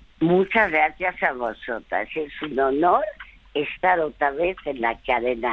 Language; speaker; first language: Spanish; early bilingual, other home language; French